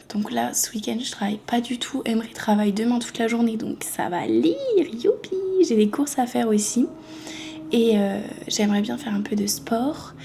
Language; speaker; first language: French; native; French